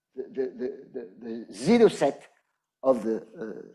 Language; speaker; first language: English; non-native, fluent; Arabic